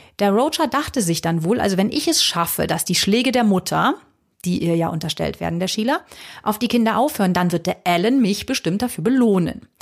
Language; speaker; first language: German; native; German